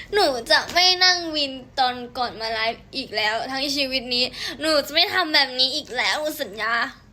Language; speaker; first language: Thai; native; Thai